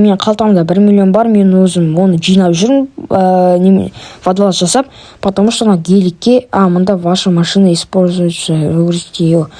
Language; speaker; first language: Russian; non-native, local second language; Kazakh